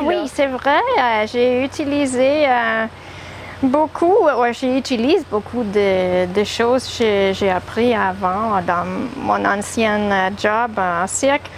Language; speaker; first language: French; non-native, learner; German